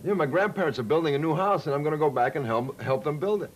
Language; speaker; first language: English; early bilingual, other home language; Spanish